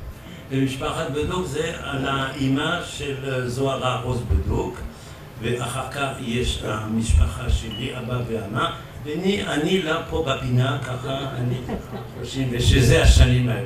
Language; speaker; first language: Hebrew; non-native, fluent; French